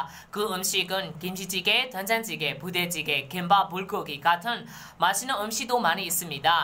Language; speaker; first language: Korean; non-native, learner; Burmese